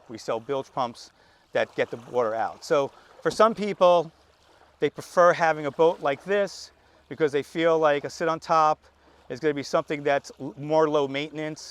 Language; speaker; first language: English; native; English